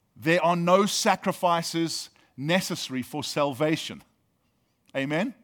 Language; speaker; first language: English; native; English